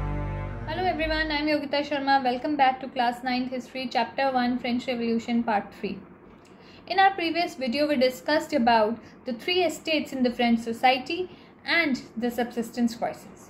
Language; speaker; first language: English; non-native, local second language; Hindi